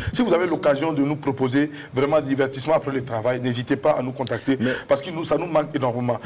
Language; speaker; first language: French; non-native, local second language; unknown